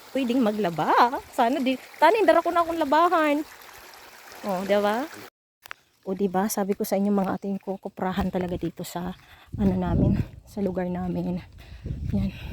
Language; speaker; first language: Filipino; non-native, local second language; Masbatenyo